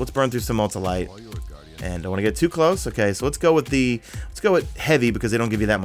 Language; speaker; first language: English; native; English